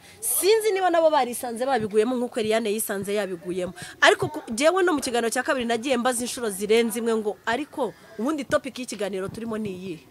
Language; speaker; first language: Kinyarwanda; early bilingual, heritage; Kinyarwanda